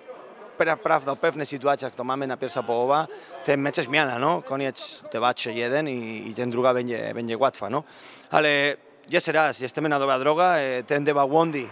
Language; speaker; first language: Polish; non-native, learner; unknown